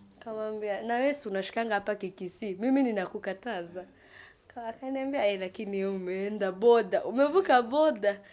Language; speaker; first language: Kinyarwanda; non-native, fluent; Kikuyu